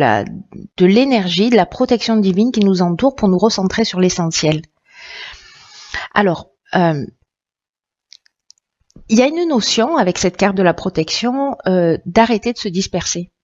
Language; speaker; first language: French; native; French